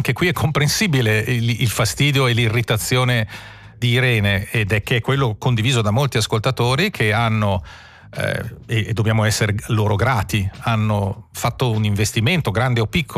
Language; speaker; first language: Italian; native; Italian